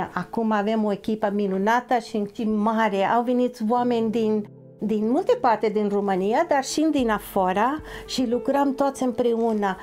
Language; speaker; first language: Romanian; non-native, fluent; English